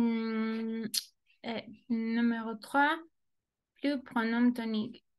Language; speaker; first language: French; non-native, learner; Spanish